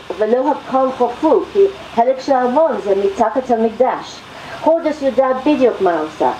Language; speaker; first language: Hebrew; non-native, fluent; English